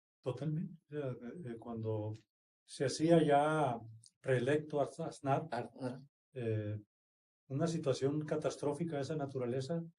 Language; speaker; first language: Spanish; native; Spanish